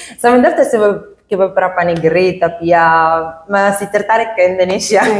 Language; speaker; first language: Indonesian; non-native, fluent; Arabic